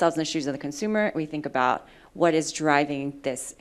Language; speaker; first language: English; early bilingual, other home language; Vietnamese